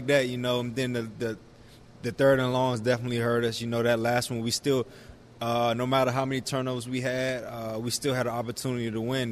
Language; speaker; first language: English; native; English